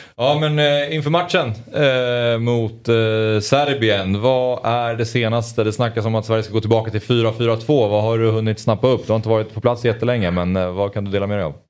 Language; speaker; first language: Swedish; native; Swedish